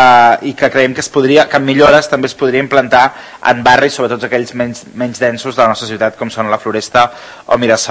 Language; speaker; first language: Catalan; native; Catalan